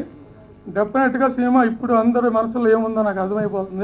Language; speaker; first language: Telugu; native; Telugu